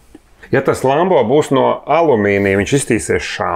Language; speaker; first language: Latvian; native; Latvian